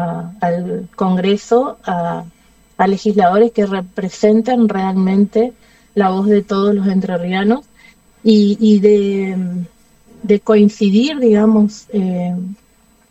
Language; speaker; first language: Spanish; native; Spanish